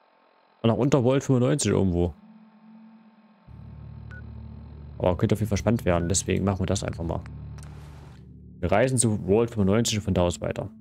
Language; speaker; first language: German; native; German